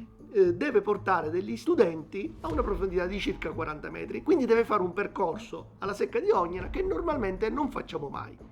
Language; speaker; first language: Italian; native; Italian